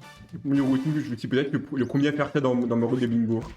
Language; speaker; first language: French; native; French